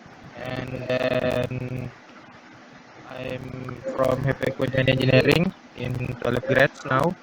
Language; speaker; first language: English; non-native, learner; Indonesian